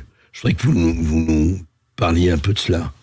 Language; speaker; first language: French; native; French